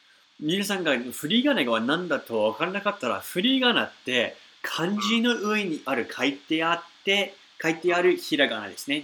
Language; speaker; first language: Japanese; non-native, fluent; English